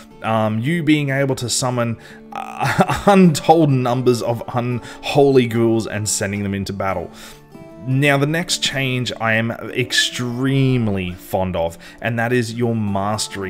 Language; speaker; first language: English; native; English